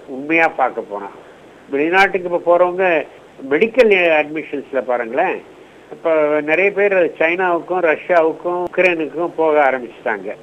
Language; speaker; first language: Tamil; native; Tamil